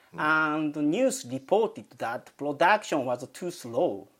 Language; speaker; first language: English; non-native, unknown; Japanese